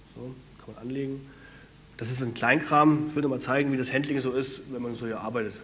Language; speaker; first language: German; native; German